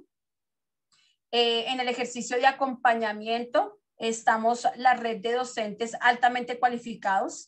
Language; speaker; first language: Spanish; native; Spanish